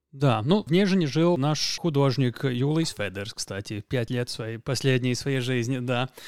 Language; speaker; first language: Russian; non-native, local second language; Latvian